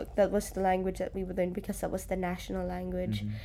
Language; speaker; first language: English; native; English